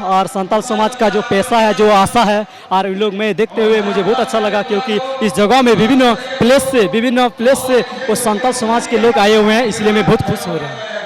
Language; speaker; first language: Hindi; non-native, fluent; Santali